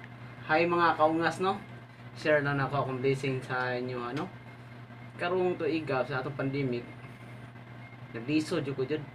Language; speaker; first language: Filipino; non-native, local second language; Cebuano